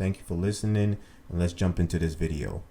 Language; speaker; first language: English; native; English